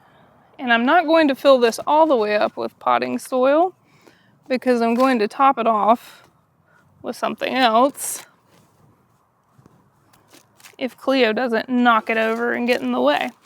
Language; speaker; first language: English; native; English